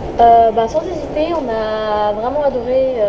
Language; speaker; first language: French; native; French